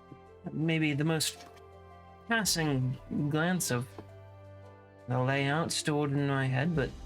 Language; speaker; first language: English; native; English